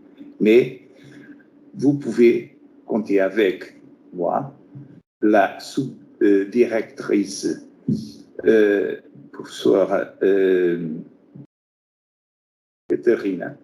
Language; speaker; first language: French; non-native, fluent; Portuguese